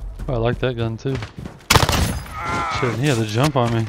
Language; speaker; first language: English; native; English